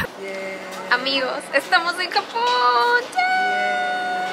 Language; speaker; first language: Spanish; native; Spanish